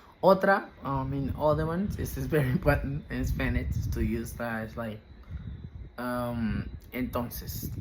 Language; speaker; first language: English; non-native, fluent; Spanish